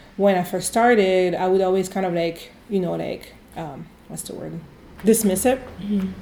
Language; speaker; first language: English; non-native, fluent; French